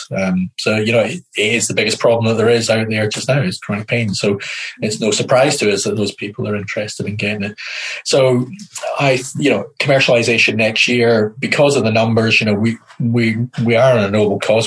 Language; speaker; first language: English; native; English